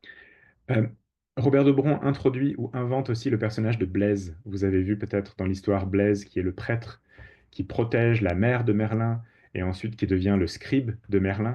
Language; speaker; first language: French; native; French